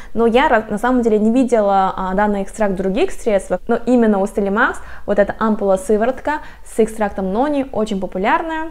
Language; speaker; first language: Russian; non-native, fluent; Korean